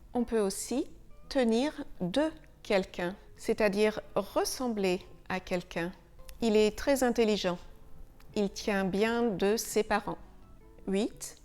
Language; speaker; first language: French; native; French